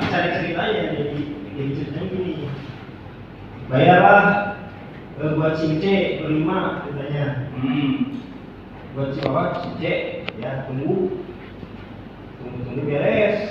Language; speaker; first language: Indonesian; non-native, local second language; Sundanese